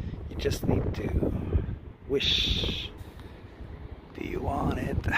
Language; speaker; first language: English; non-native, fluent; French